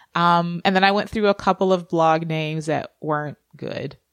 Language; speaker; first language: English; native; English